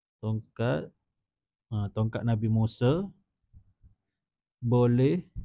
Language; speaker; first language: Malay; native; Malay